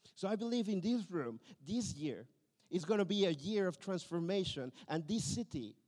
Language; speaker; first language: English; non-native, fluent; Spanish